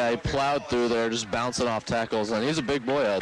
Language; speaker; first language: English; native; English